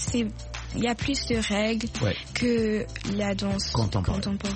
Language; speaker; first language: French; early bilingual, heritage; French